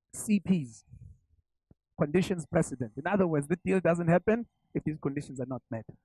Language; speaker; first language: English; non-native, local second language; Zulu